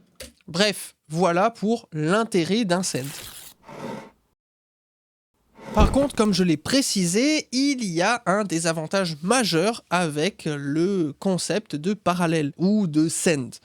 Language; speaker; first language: French; native; French